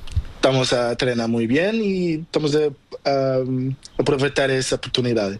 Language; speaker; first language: Spanish; non-native, learner; Portuguese